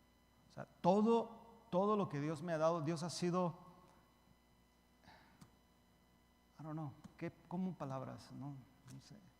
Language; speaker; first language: Spanish; early bilingual, heritage; Spanish